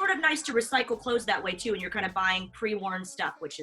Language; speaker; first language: English; native; English